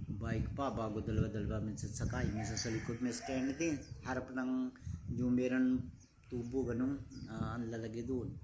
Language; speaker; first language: Filipino; non-native, learner; Punjabi